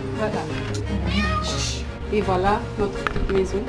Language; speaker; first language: French; non-native, learner; Portuguese